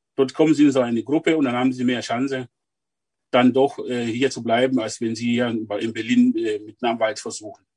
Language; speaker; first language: German; non-native, fluent; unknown